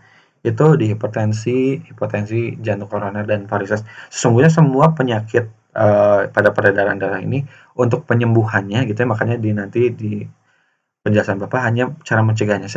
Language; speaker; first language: Indonesian; native; Indonesian